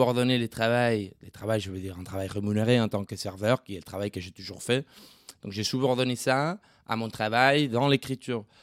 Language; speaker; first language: French; non-native, fluent; Spanish